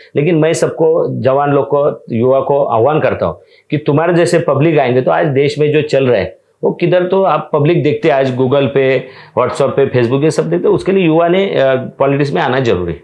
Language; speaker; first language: Hindi; non-native, local second language; Marathi